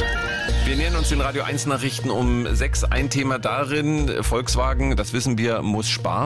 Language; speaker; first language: German; native; German